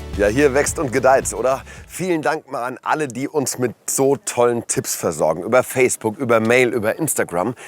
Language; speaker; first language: German; native; German